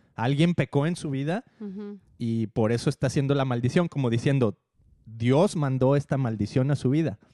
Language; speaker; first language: Spanish; native; Spanish